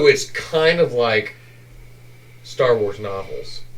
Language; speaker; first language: English; native; English